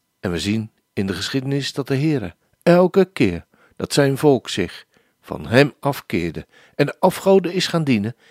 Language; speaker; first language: Dutch; native; Dutch